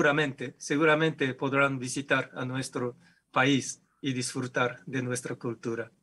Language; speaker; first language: Spanish; non-native, fluent; Japanese